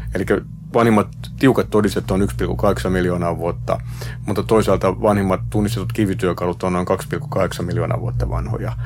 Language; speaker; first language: Finnish; native; Finnish